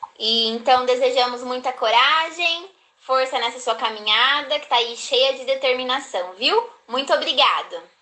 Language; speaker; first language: Portuguese; native; Portuguese